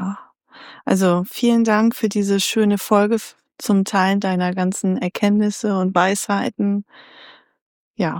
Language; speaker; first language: German; native; German